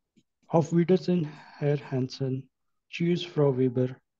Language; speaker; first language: German; non-native, learner; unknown